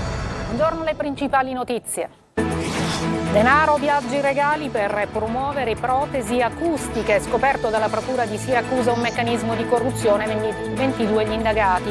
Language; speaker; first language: Italian; native; Italian